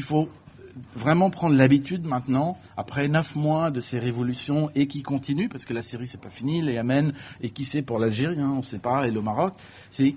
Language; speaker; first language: French; non-native, local second language; Arabic